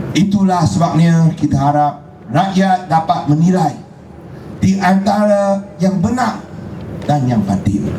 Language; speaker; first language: Malay; non-native, local second language; Chinese